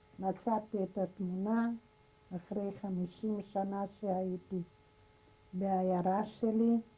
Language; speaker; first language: Hebrew; non-native, fluent; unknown